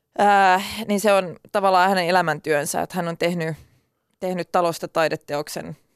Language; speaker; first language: Finnish; non-native, local second language; Swedish